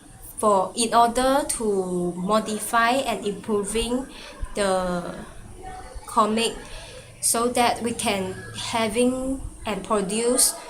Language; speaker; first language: English; non-native, local second language; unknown